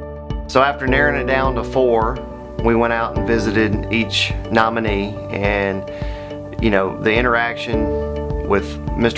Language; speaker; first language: English; native; English